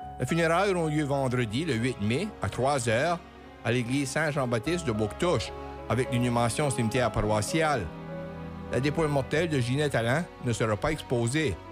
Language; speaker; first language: French; native; French